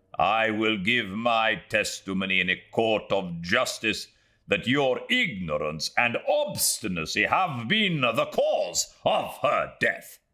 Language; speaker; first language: English; native; English